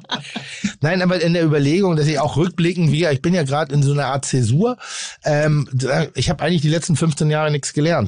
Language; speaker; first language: German; native; German